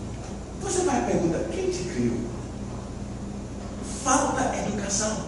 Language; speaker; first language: Portuguese; non-native, fluent; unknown